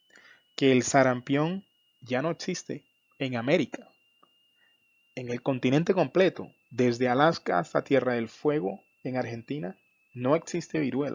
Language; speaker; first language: Spanish; native; Spanish